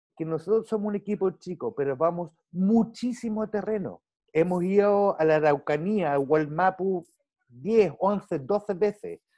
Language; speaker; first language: Spanish; early bilingual, heritage; Spanish